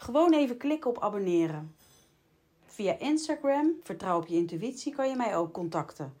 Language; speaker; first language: Dutch; native; Dutch